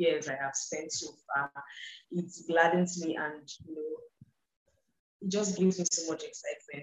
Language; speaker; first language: English; non-native, local second language; Igbo